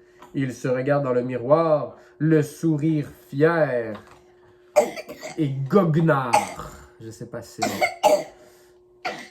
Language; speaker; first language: French; native; French